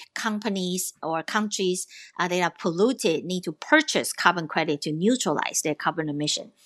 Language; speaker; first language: English; non-native, fluent; Chinese